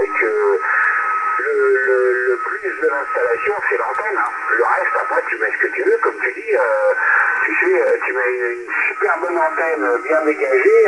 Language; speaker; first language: French; native; French